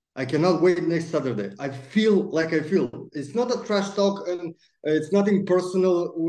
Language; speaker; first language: English; non-native, fluent; Macedonian